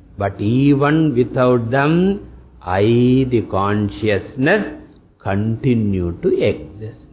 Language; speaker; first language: English; non-native, local second language; Tamil